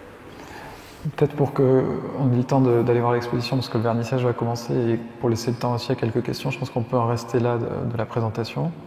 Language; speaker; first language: French; native; French